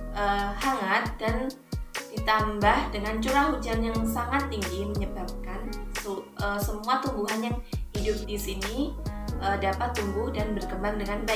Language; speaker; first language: Indonesian; native; Indonesian